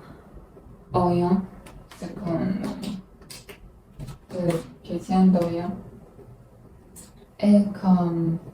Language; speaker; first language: French; non-native, learner; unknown